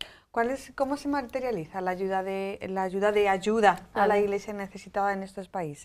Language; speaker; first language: Spanish; native; Spanish